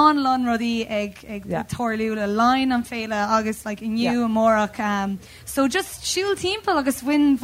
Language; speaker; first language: Irish; non-native, local second language; English